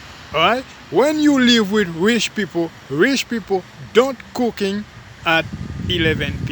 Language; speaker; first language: English; non-native, learner; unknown